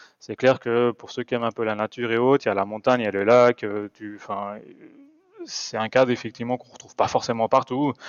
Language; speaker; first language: French; native; French